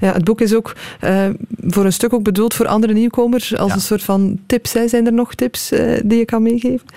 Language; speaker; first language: Dutch; native; Dutch